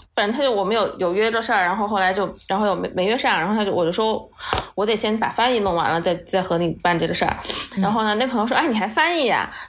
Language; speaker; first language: Chinese; native; Chinese